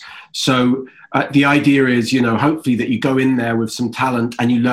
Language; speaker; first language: English; native; English